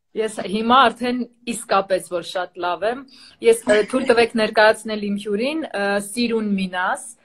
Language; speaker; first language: Armenian; native; Armenian